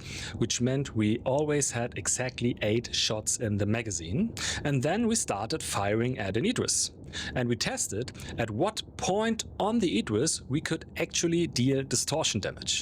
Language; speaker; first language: English; non-native, fluent; German